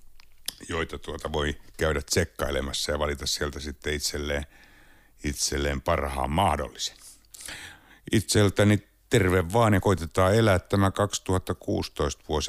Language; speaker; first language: Finnish; native; Finnish